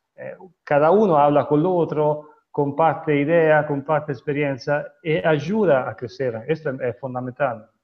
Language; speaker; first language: Spanish; non-native, learner; Italian